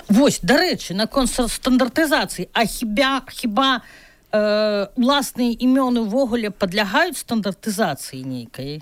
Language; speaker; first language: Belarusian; native; Belarusian